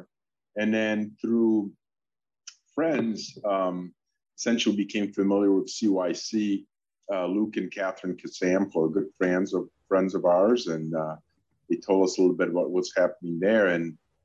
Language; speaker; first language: English; early bilingual, other home language; Polish